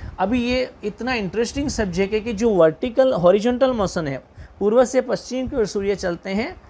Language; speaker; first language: Hindi; non-native, local second language; Gujarati